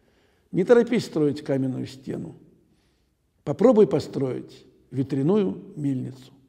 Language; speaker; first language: Russian; native; Russian